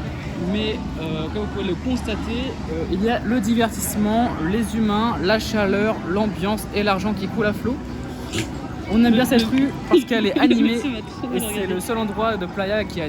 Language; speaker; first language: French; native; French